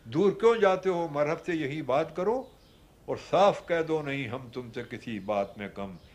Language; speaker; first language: Urdu; native; Urdu